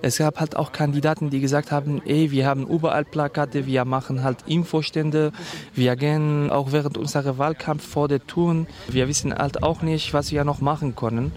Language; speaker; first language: German; non-native, fluent; Kurdish